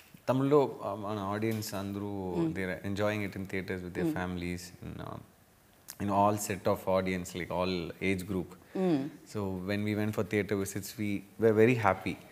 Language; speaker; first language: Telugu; non-native, learner; Tamil